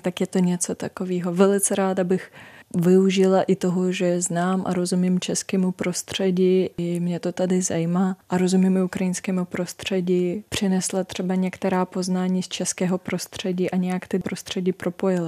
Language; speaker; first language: Czech; non-native, fluent; Russian